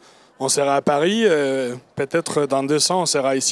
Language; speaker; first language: French; non-native, learner; Spanish